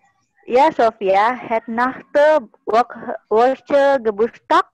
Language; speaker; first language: German; non-native, learner; Indonesian